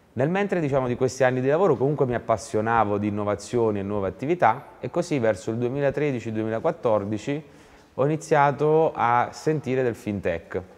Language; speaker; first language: Italian; native; Italian